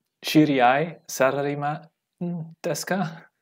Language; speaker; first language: Japanese; non-native, learner; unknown